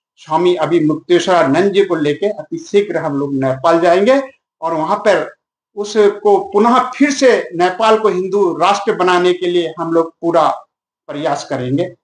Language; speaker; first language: Hindi; native; Hindi